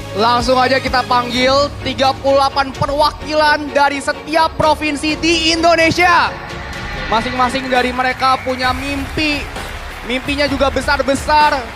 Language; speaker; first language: Indonesian; native; Indonesian